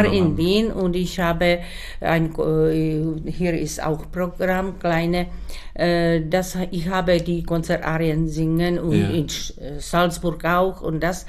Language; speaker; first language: German; non-native, learner; Czech